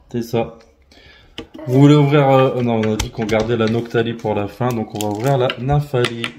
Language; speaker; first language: French; native; French